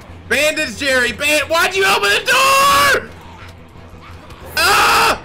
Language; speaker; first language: English; native; English